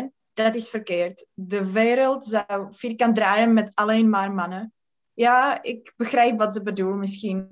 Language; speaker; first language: Dutch; non-native, learner; Czech